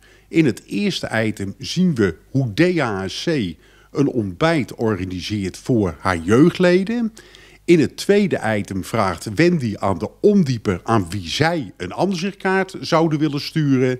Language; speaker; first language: Dutch; native; Dutch